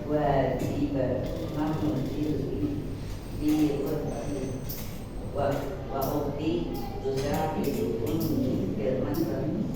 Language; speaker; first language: Arabic; non-native, learner; Indonesian